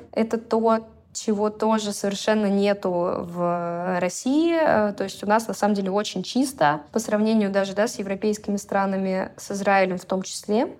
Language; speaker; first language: Russian; native; Russian